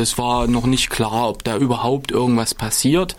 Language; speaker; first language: German; native; German